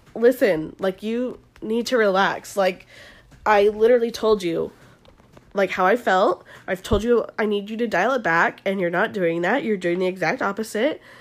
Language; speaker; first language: English; native; English